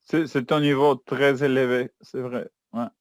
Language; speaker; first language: French; non-native, fluent; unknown